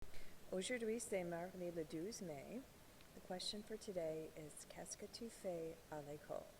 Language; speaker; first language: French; non-native, fluent; English